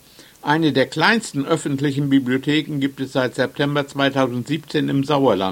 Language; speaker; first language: German; native; German